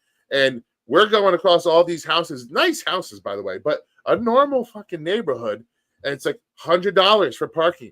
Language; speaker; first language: English; native; English